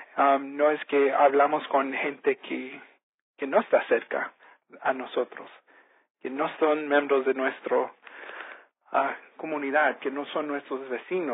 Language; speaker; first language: Spanish; early bilingual, heritage; Spanish